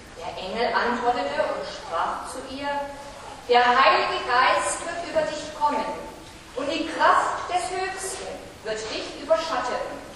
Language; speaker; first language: German; native; German